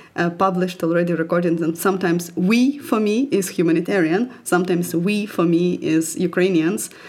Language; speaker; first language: English; non-native, fluent; Ukrainian